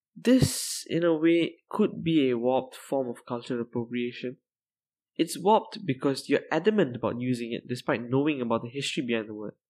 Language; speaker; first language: English; non-native, local second language; Tamil